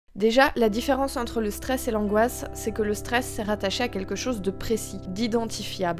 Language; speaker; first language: French; native; French